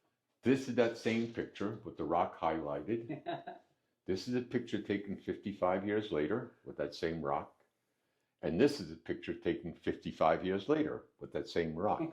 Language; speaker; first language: English; native; English